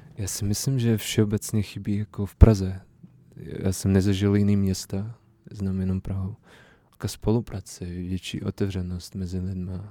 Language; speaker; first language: Czech; non-native, fluent; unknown